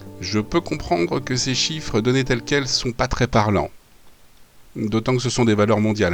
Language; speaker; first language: French; native; French